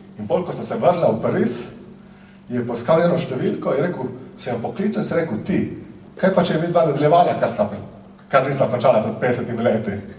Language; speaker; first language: Slovenian; native; Slovenian